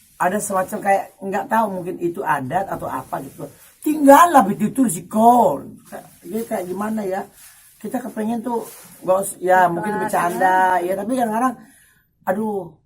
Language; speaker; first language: Indonesian; native; Indonesian